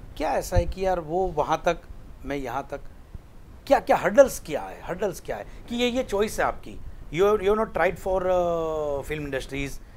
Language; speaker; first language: Hindi; non-native, local second language; Gujarati